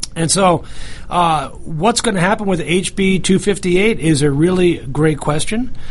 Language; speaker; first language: English; native; English